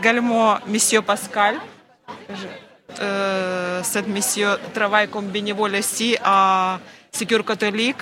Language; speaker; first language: French; non-native, fluent; Ukrainian